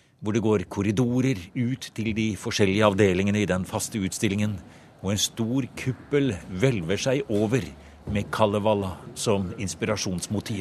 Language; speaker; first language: Norwegian; native; Norwegian